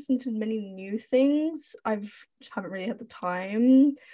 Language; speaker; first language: English; native; English